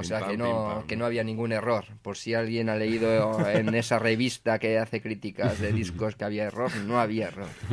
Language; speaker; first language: Spanish; native; Spanish